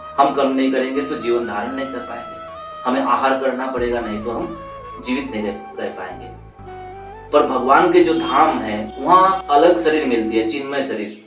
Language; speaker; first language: Hindi; non-native, local second language; Bangla